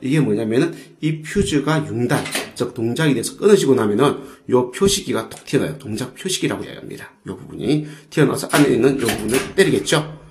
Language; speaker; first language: Korean; native; Korean